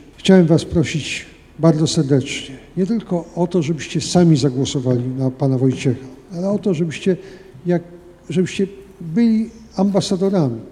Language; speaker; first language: Polish; native; Polish